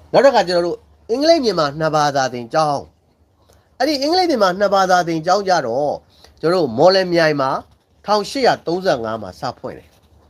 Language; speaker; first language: Burmese; native; Burmese